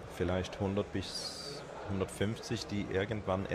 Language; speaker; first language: German; non-native, fluent; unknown